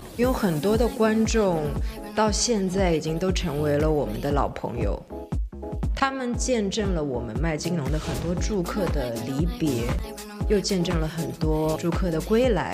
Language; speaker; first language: Chinese; native; Chinese